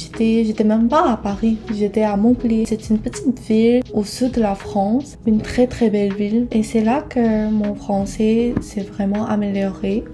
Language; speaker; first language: French; non-native, fluent; Korean